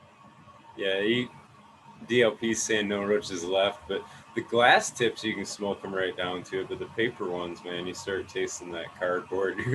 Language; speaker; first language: English; native; English